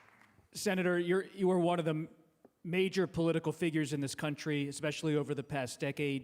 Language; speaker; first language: English; native; English